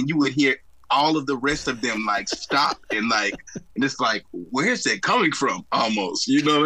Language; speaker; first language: English; native; English